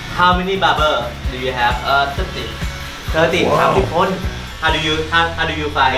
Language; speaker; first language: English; non-native, learner; Thai